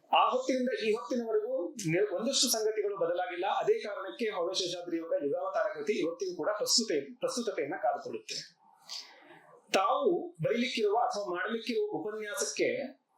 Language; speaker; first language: Kannada; native; Kannada